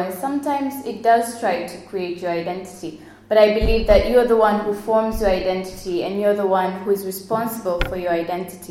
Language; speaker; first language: English; non-native, local second language; Swahili